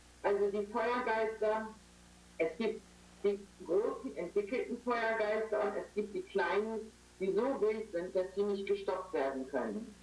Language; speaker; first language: German; native; German